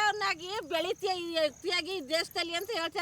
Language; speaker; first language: Kannada; native; Kannada